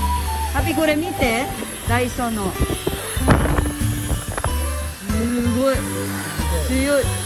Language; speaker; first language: Japanese; non-native, fluent; Filipino